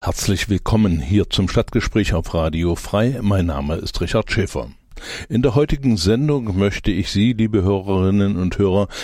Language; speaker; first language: German; native; German